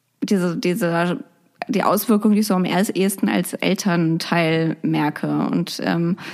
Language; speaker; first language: German; native; German